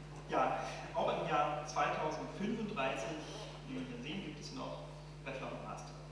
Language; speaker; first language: German; native; German